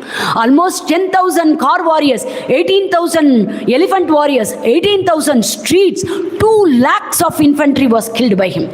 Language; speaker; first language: English; non-native, local second language; Tamil